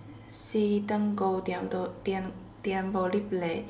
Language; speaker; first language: Spanish; non-native, learner; Chinese